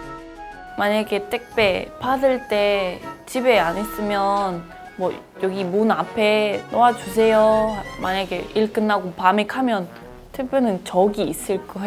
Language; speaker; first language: Korean; non-native, fluent; Spanish